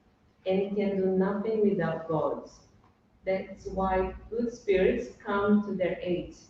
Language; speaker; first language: English; non-native, fluent; Portuguese